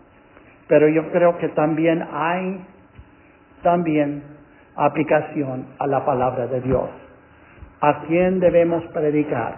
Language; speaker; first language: Spanish; non-native, fluent; English